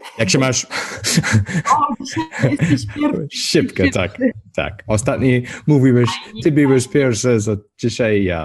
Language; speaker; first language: Polish; non-native, learner; English